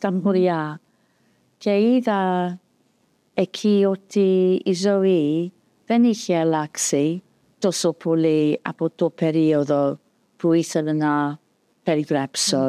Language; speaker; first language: Greek; non-native, fluent; English